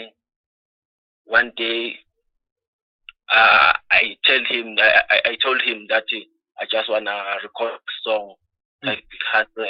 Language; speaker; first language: English; non-native, local second language; Swati